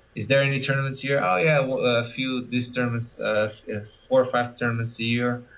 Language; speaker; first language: English; early bilingual, other home language; Portuguese